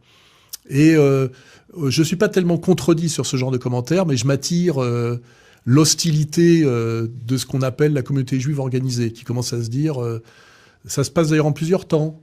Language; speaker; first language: French; native; French